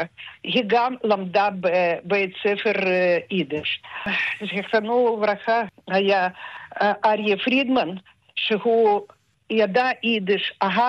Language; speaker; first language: Hebrew; non-native, fluent; Russian